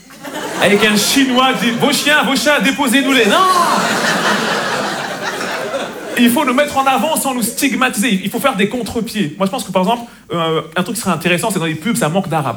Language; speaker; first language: French; native; French